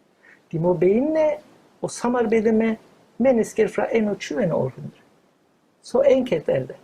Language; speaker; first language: Norwegian; non-native, fluent; Turkish